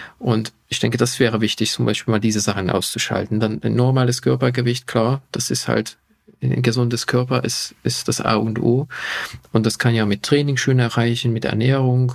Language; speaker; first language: German; non-native, fluent; Hungarian